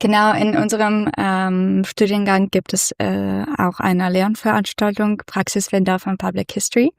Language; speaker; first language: German; non-native, fluent; Russian